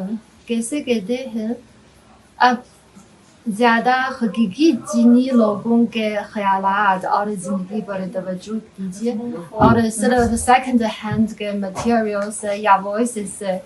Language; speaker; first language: Hindi; non-native, fluent; Chinese